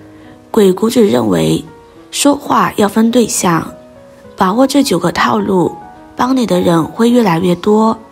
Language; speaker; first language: Chinese; native; Chinese